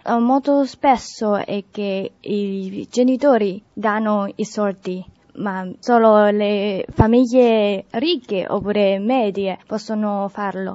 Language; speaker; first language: Italian; non-native, learner; Chinese